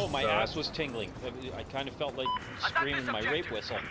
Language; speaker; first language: English; native; English